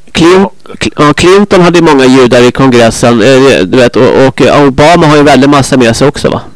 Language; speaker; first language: Swedish; native; Swedish